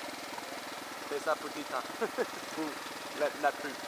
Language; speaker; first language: French; non-native, learner; English